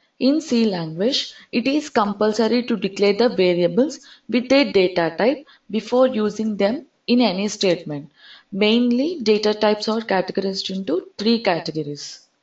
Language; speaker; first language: English; non-native, local second language; Telugu